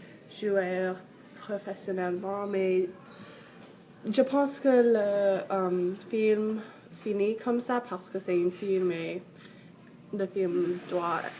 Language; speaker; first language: French; non-native, learner; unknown